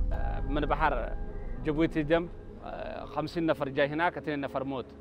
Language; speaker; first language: Arabic; non-native, learner; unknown